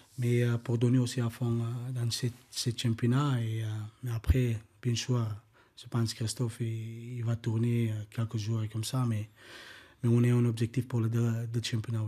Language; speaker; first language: French; non-native, learner; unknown